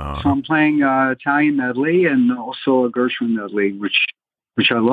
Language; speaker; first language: English; native; English